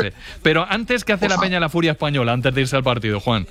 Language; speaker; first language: Spanish; native; Spanish